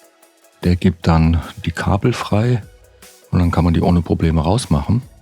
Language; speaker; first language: German; native; German